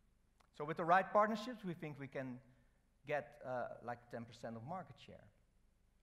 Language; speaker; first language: English; non-native, fluent; Dutch